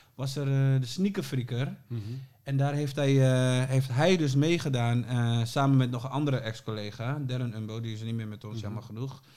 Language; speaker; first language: Dutch; native; Dutch